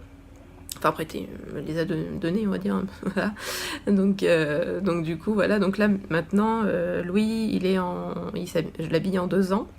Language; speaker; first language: French; native; French